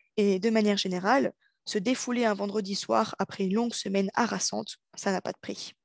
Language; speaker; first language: French; native; French